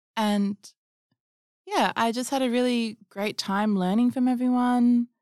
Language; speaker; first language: English; native; English